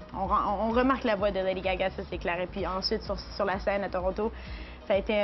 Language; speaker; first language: French; native; French